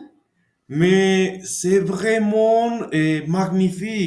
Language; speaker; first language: French; non-native, learner; Spanish